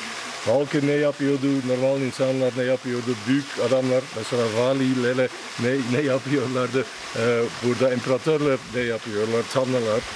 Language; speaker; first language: Turkish; non-native, fluent; Dutch